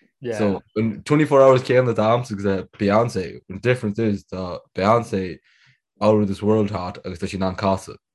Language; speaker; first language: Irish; native; Irish